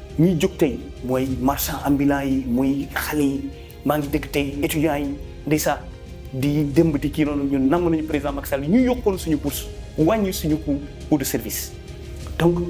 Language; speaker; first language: Wolof; non-native, local second language; Fula